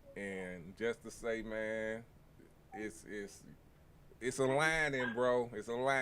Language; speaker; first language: English; native; English